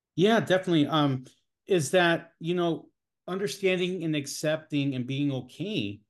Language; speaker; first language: English; native; English